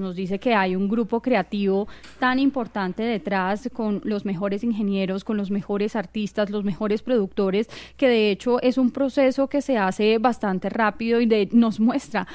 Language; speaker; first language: Spanish; native; Spanish